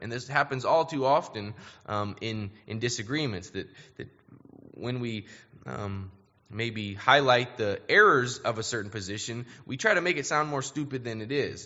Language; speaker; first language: English; native; English